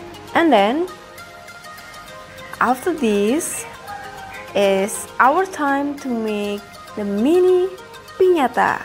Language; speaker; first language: English; non-native, fluent; Indonesian